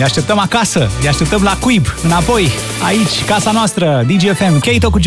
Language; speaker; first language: Romanian; native; Romanian